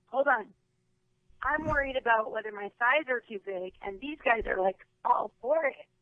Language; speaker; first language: English; native; English